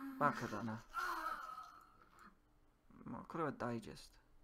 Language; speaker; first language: Japanese; non-native, learner; English